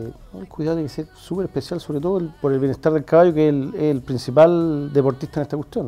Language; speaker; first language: Spanish; native; Spanish